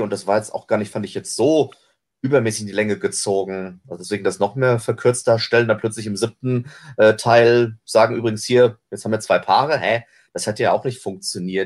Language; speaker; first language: German; native; German